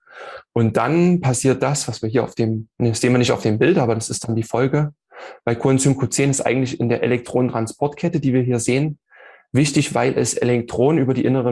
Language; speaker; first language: German; native; German